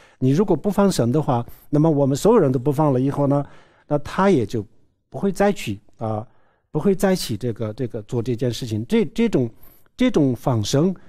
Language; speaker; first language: Chinese; non-native, local second language; Tibetan